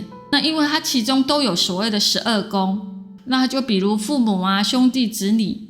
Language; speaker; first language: Chinese; native; Chinese